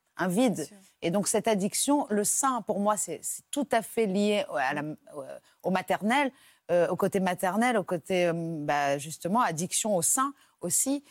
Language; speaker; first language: French; native; French